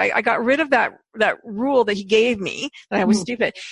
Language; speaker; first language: English; native; English